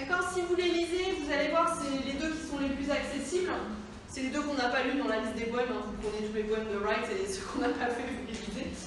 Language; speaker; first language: French; native; French